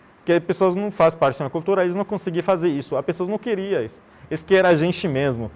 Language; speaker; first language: Portuguese; non-native, fluent; Arabic